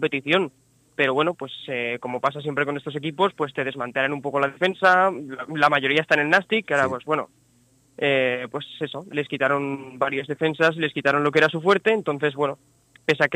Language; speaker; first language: Spanish; native; Spanish